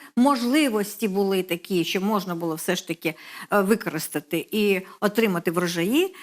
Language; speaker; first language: Ukrainian; non-native, local second language; Russian